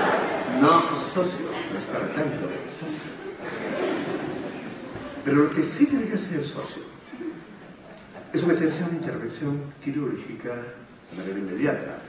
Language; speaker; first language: Spanish; native; Spanish